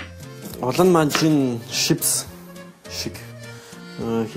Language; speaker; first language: Mongolian; non-native, learner; French